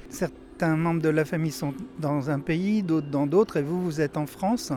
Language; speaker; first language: French; native; French